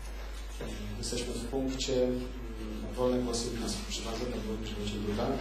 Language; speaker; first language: Polish; native; Polish